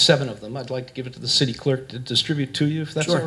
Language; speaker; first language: English; native; English